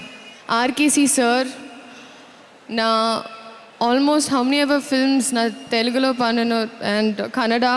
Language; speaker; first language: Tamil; non-native, learner; Telugu